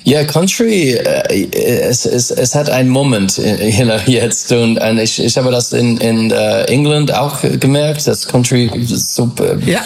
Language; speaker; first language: German; non-native, fluent; English